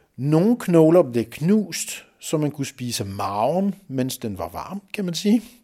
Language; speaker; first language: Danish; non-native, fluent; French